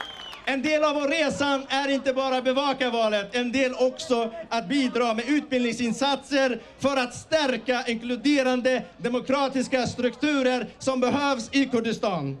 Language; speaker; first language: Swedish; early bilingual, other home language; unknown